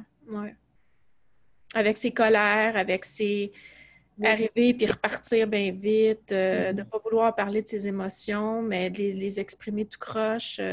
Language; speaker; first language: French; native; French